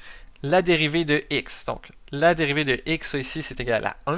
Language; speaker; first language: French; native; French